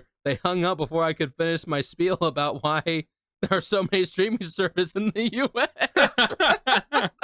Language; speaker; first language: English; native; English